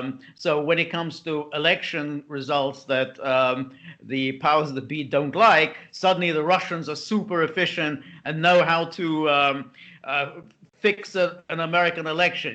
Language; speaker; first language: English; native; English